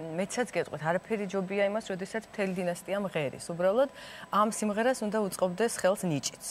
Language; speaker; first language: Georgian; native; Georgian